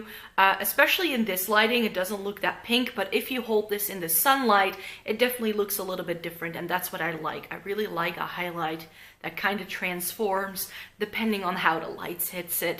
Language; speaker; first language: English; non-native, fluent; Dutch